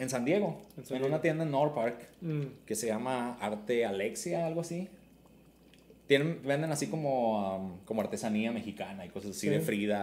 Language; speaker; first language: Spanish; native; Spanish